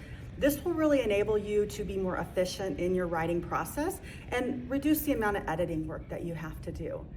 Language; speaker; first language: English; native; English